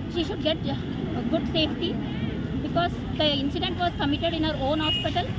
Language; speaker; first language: English; non-native, local second language; Telugu